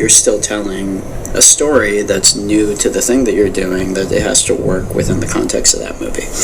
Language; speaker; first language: English; native; English